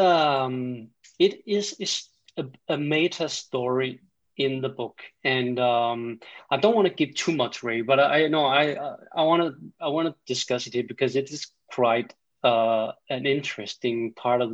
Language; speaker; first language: English; non-native, fluent; Danish